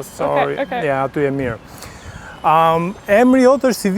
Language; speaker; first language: Albanian; native; Albanian